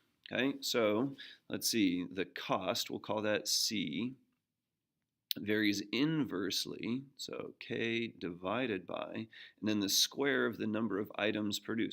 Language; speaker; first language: English; native; English